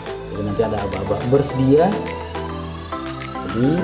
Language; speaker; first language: Indonesian; native; Indonesian